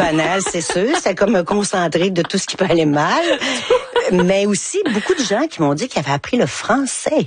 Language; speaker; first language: French; native; French